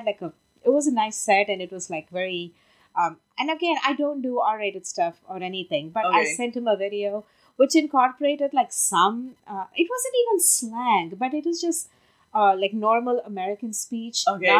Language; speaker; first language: English; non-native, local second language; Tamil